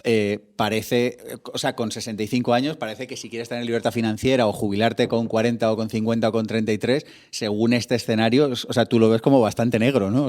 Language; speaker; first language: Spanish; native; Spanish